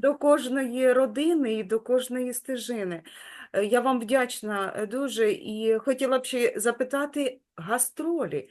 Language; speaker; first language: Ukrainian; native; Ukrainian